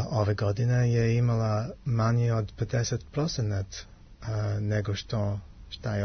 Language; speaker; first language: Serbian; non-native, learner; English